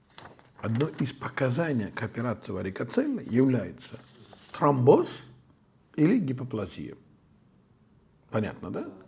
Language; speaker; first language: Russian; non-native, local second language; Uzbek